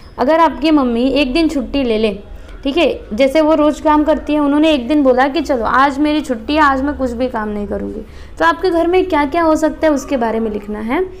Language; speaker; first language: Hindi; non-native, local second language; Marathi